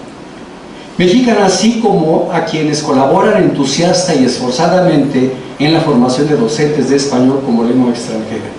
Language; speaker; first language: Spanish; native; Spanish